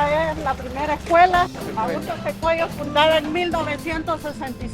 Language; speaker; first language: Spanish; native; Spanish